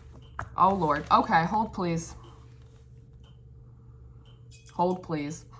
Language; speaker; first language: English; native; English